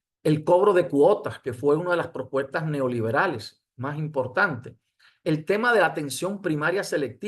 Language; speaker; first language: Spanish; native; Spanish